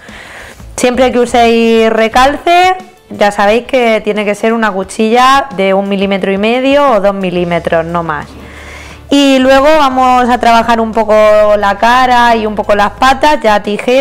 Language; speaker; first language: Spanish; native; Spanish